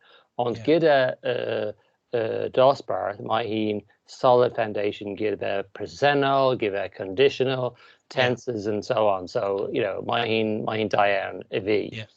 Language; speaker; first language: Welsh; non-native, learner; English